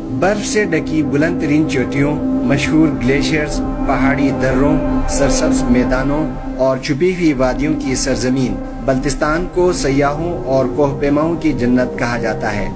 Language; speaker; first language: Urdu; non-native, local second language; Balti